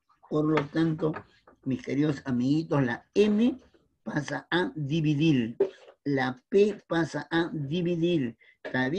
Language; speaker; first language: Spanish; native; Spanish